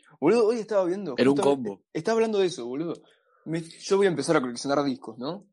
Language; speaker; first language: Spanish; native; Spanish